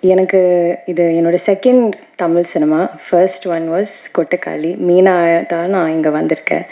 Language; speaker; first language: Tamil; non-native, learner; Malayalam